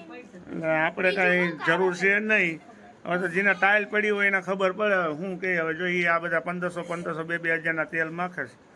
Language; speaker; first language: Gujarati; native; Gujarati